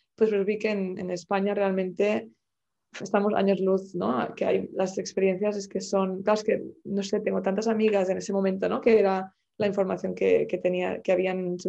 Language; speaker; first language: Spanish; native; Spanish